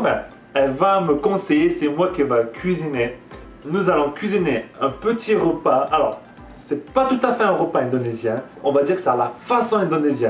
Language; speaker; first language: French; native; French